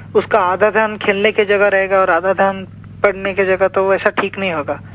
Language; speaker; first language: Hindi; non-native, local second language; Marathi